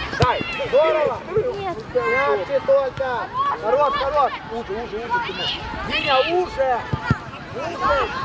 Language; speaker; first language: Russian; native; Russian